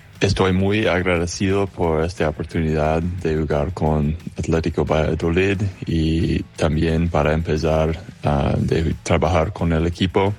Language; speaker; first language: Spanish; non-native, fluent; English